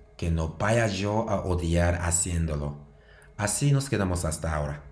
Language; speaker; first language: Spanish; non-native, fluent; Japanese